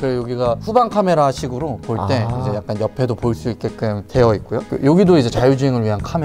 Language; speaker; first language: Korean; native; Korean